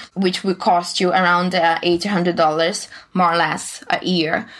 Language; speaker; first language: English; non-native, fluent; Portuguese